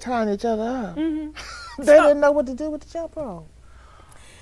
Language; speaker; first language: English; native; English